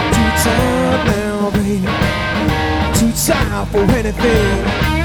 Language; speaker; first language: English; native; English